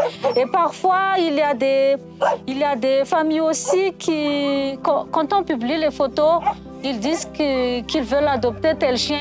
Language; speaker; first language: French; non-native, local second language; Malagasy